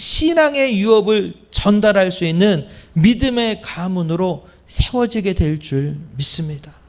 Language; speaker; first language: Korean; native; Korean